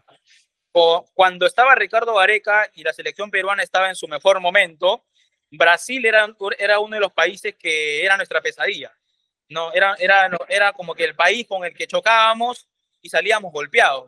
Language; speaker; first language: Spanish; native; Spanish